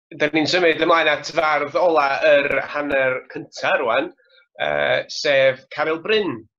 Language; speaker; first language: Welsh; native; Welsh